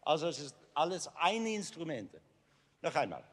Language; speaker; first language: German; non-native, learner; English